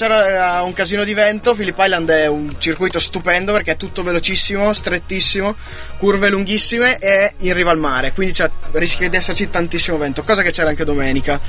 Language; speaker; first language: Italian; native; Italian